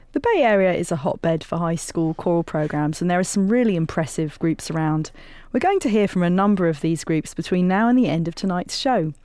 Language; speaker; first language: English; native; English